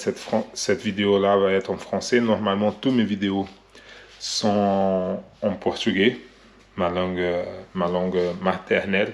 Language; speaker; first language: French; non-native, learner; Portuguese